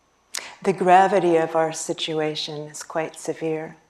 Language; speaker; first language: English; native; English